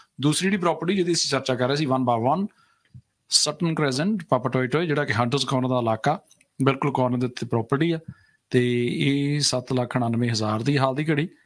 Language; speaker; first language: Punjabi; native; Punjabi